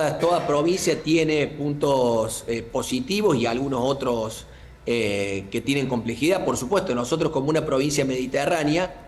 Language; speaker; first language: Spanish; native; Spanish